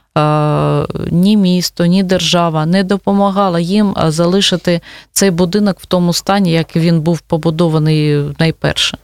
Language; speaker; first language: Ukrainian; non-native, local second language; Russian